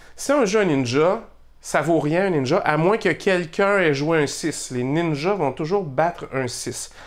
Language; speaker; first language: French; native; French